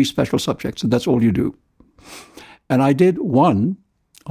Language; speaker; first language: English; non-native, local second language; Urdu